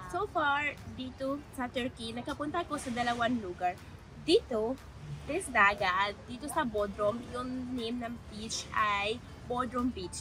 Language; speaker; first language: Filipino; non-native, learner; Arabic